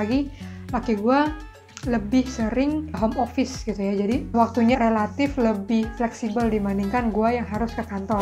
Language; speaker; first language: Indonesian; native; Indonesian